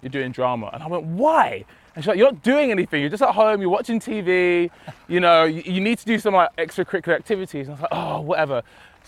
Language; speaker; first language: English; native; English